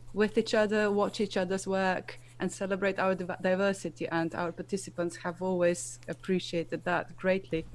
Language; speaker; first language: English; non-native, fluent; Slovenian